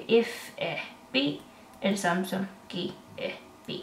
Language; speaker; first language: Danish; native; Danish